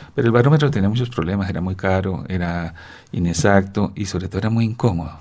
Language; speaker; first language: Spanish; native; Spanish